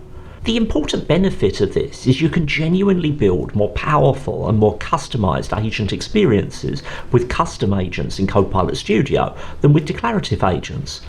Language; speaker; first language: English; native; English